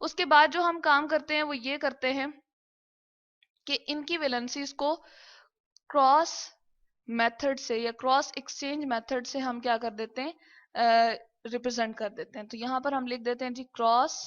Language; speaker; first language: Hindi; non-native, local second language; Punjabi